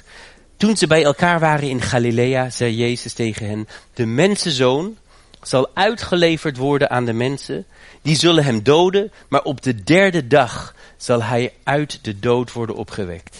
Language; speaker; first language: Dutch; native; Dutch